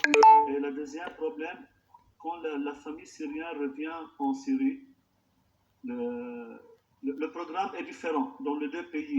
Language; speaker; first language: French; non-native, local second language; Arabic